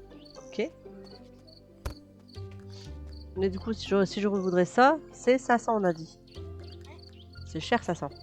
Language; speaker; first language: French; native; French